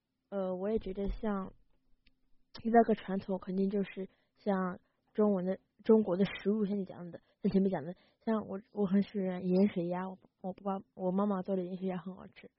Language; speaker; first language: Chinese; early bilingual, heritage; Chinese